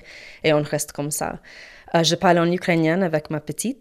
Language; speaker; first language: French; non-native, learner; Ukrainian